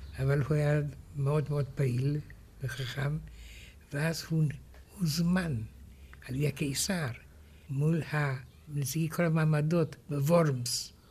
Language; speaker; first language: Hebrew; non-native, fluent; Romanian